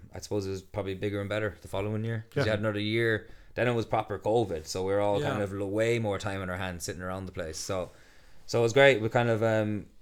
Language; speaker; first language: English; native; English